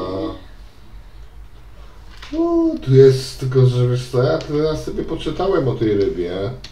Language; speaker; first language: Polish; native; Polish